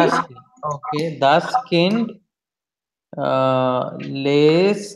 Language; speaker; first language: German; non-native, learner; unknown